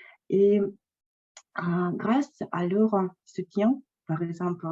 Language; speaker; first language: French; non-native, fluent; Russian